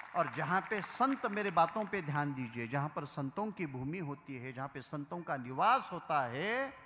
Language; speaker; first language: Hindi; non-native, local second language; Marathi